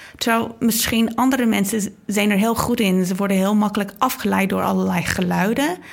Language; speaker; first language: Dutch; non-native, fluent; English